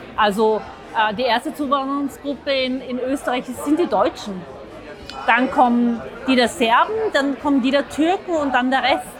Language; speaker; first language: German; early bilingual, other home language; Zaza